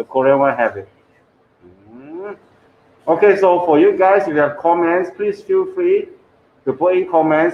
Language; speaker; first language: English; non-native, fluent; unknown